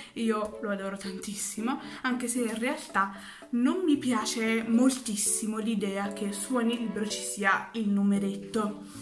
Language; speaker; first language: Italian; native; Italian